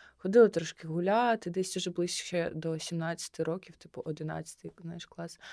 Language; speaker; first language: Ukrainian; non-native, local second language; Russian